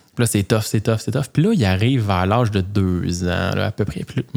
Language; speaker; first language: French; native; French